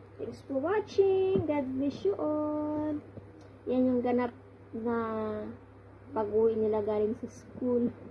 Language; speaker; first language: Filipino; native; Filipino